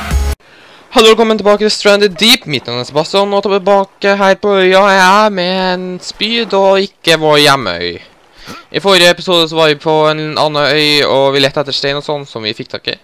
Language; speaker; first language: Norwegian; native; Norwegian